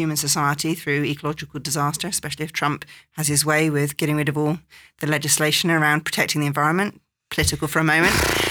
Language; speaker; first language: English; native; English